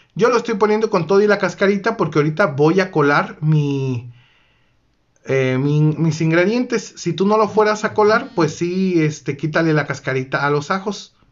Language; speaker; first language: Spanish; native; Spanish